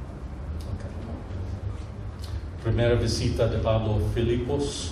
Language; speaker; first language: Spanish; non-native, fluent; English